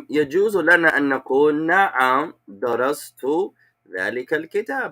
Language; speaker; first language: Arabic; non-native, fluent; English